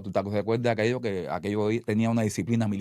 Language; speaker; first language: Spanish; native; Spanish